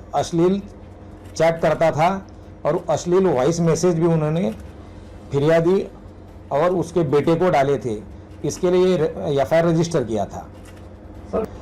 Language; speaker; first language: Hindi; non-native, local second language; Marathi